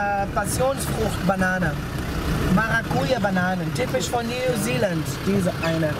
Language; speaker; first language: German; non-native, learner; Portuguese